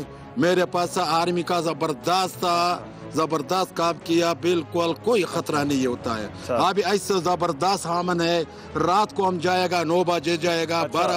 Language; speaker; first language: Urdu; non-native, learner; Pashto